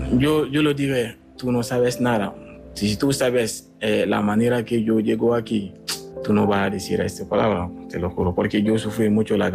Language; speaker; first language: Spanish; non-native, fluent; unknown